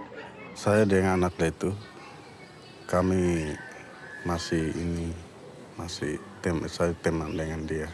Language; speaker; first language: Indonesian; non-native, local second language; Tetum